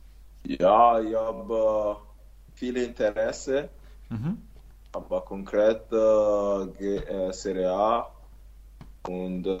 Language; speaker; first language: German; non-native, learner; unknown